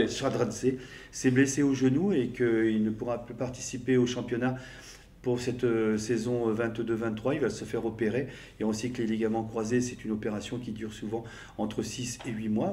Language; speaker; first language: French; native; French